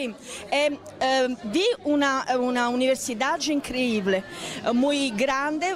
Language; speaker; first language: Portuguese; non-native, fluent; Italian